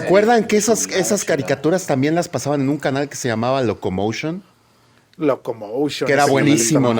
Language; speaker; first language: Spanish; native; Spanish